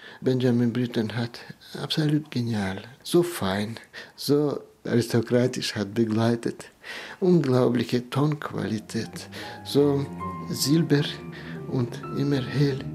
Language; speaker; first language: German; non-native, fluent; Russian